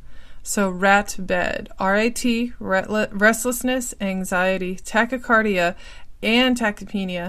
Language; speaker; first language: English; native; English